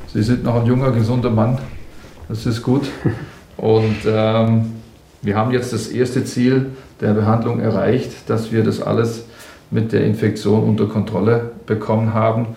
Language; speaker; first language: German; native; German